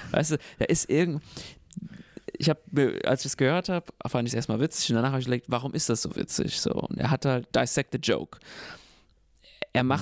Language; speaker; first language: German; non-native, fluent; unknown